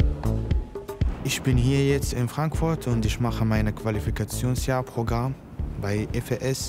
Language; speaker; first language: German; non-native, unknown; Arabic